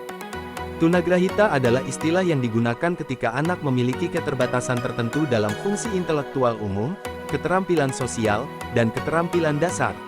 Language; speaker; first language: Indonesian; native; Indonesian